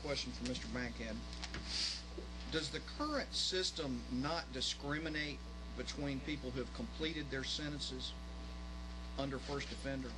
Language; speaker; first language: English; native; English